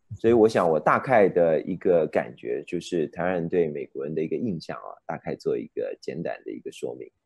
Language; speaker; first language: Chinese; native; Chinese